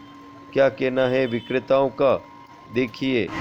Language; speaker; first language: Hindi; native; Hindi